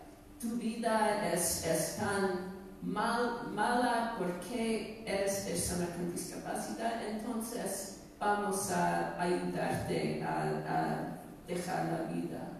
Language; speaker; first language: Spanish; non-native, fluent; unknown